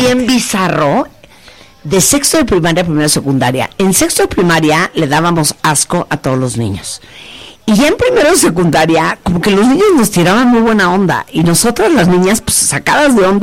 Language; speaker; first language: Spanish; native; Spanish